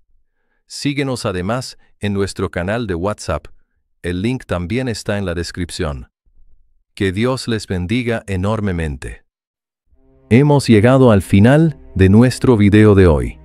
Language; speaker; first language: Spanish; native; Spanish